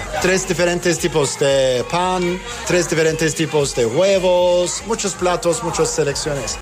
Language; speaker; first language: Spanish; non-native, local second language; Turkish